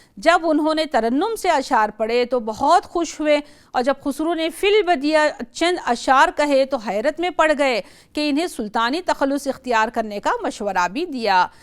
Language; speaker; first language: Urdu; native; Urdu